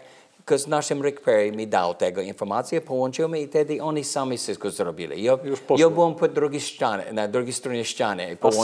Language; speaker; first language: Polish; early bilingual, heritage; English